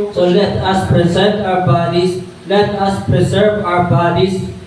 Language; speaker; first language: English; non-native, local second language; Filipino